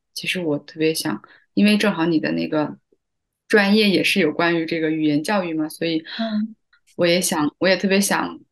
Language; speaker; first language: Chinese; native; Chinese